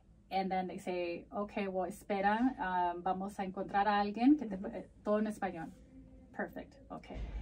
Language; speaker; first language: Spanish; early bilingual, heritage; Spanish